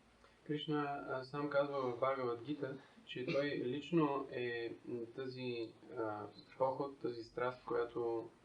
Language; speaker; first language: Bulgarian; native; Bulgarian